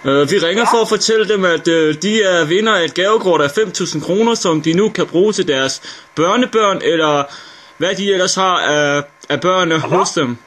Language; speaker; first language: Danish; native; Danish